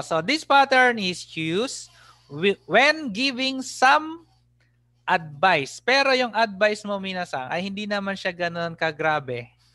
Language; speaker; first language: English; non-native, local second language; Filipino